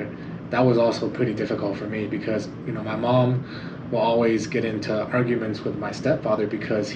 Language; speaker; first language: English; non-native, fluent; Chinese